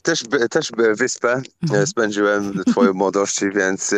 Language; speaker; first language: Polish; non-native, learner; English